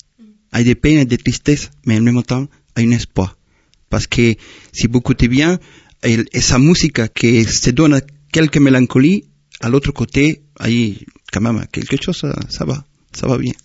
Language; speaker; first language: French; non-native, fluent; Spanish